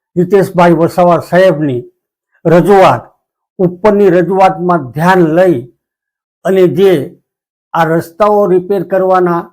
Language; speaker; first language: Gujarati; native; Gujarati